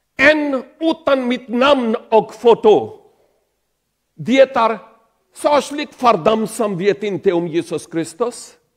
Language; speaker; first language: Swedish; non-native, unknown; Pahari-Potwari